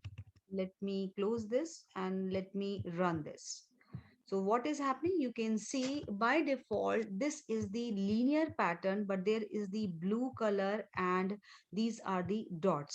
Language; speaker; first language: English; non-native, local second language; Hindi